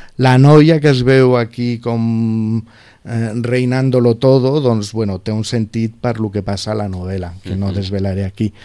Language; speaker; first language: Catalan; non-native, local second language; Spanish